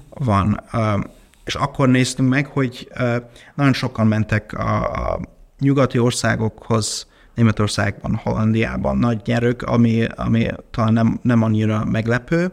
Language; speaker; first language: Hungarian; non-native, fluent; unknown